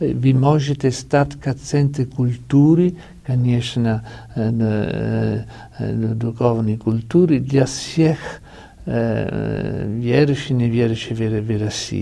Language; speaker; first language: Russian; non-native, learner; Italian